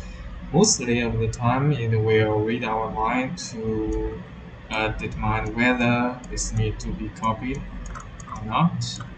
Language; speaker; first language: English; non-native, fluent; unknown